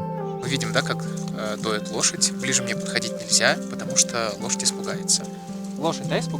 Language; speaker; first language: Russian; native; Russian